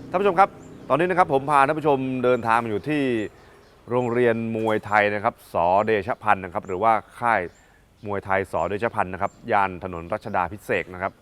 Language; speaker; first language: Thai; native; Thai